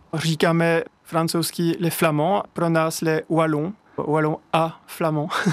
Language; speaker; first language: Czech; non-native, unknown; French